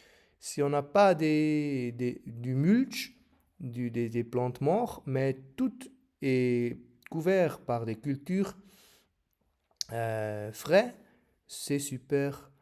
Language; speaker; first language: French; non-native, learner; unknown